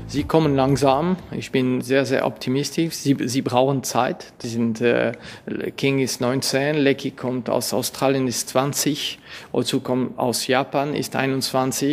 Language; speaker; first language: German; non-native, local second language; French